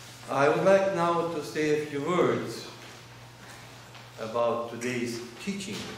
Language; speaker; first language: English; non-native, fluent; Russian